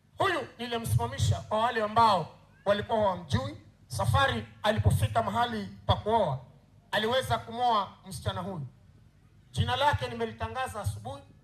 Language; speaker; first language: Swahili; non-native, local second language; Luyia